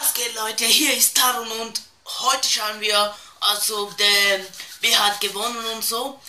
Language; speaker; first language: German; early bilingual, other home language; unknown